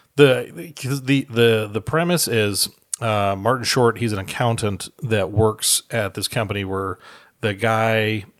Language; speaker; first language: English; native; English